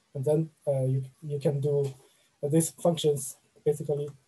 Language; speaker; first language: English; non-native, fluent; Chinese